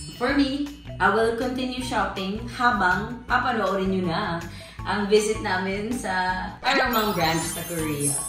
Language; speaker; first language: English; non-native, local second language; Filipino